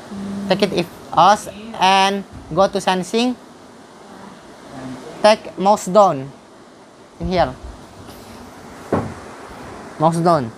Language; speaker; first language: English; non-native, learner; Indonesian